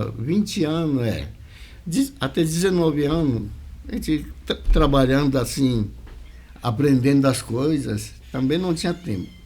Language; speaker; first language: Portuguese; early bilingual, other home language; Japanese